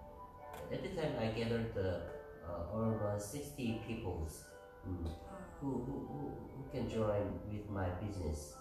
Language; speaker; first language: English; non-native, learner; Korean